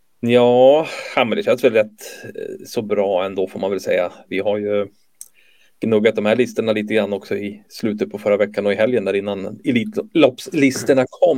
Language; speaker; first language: Swedish; native; Swedish